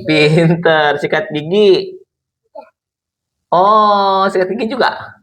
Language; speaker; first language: Indonesian; non-native, local second language; Sundanese